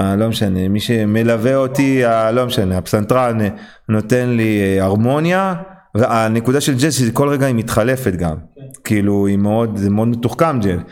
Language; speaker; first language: Hebrew; non-native, fluent; English